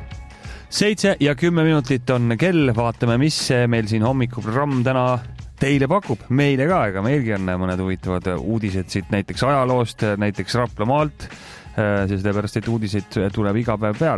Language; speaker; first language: Estonian; native; Estonian